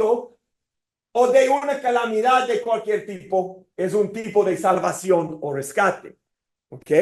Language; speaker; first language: Spanish; non-native, fluent; English